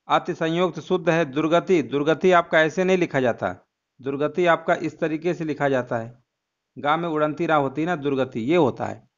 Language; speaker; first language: Hindi; native; Hindi